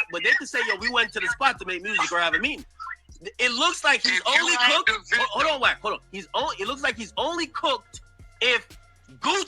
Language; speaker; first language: English; native; English